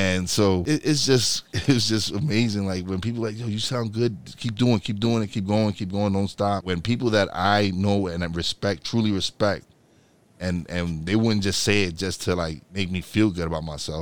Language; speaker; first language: English; early bilingual, other home language; Spanish